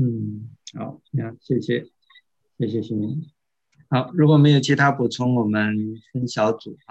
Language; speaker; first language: Chinese; native; Chinese